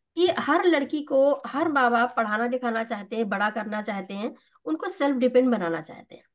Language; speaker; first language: Hindi; native; Hindi